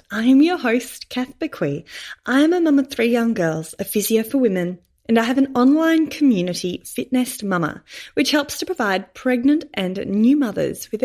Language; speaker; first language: English; native; English